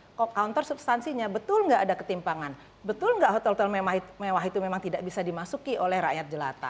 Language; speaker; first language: Indonesian; native; Indonesian